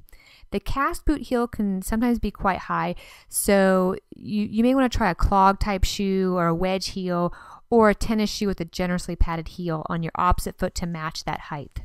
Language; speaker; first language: English; native; English